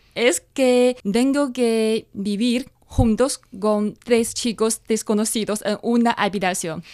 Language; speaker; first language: Spanish; non-native, fluent; Chinese